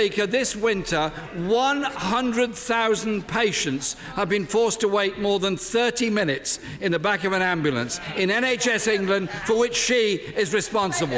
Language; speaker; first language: English; native; English